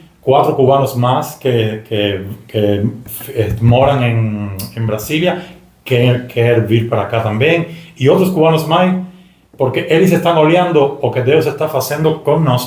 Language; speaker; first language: Portuguese; non-native, learner; Spanish